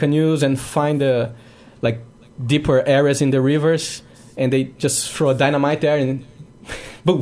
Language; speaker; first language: English; non-native, fluent; Portuguese